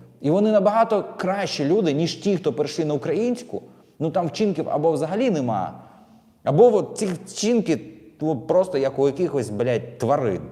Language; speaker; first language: Ukrainian; non-native, local second language; Russian